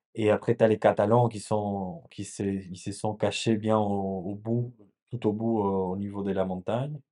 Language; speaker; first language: French; non-native, fluent; Spanish